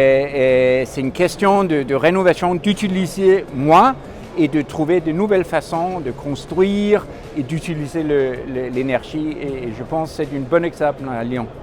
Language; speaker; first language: French; non-native, fluent; Danish